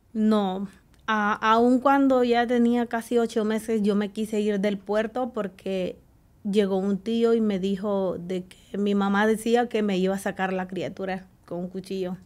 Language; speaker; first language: Spanish; native; Spanish